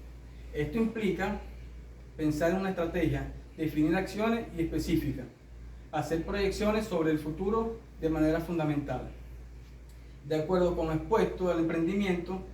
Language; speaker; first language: Spanish; native; Spanish